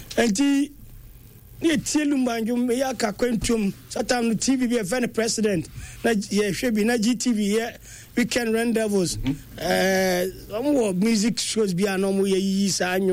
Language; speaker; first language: English; non-native, local second language; Akan